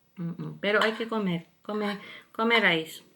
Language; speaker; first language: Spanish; non-native, learner; Filipino